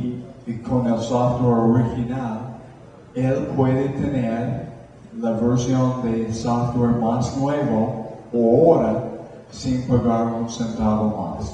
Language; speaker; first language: Spanish; non-native, fluent; English